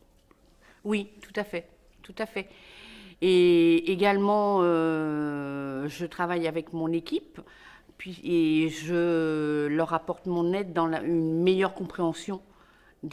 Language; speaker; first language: French; native; French